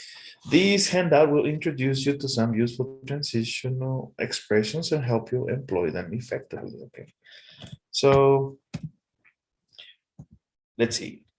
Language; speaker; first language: English; non-native, fluent; Spanish